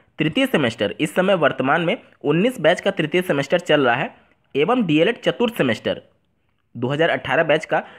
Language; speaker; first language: Hindi; native; Hindi